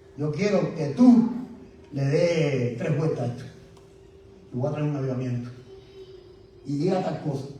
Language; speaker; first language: Spanish; native; Spanish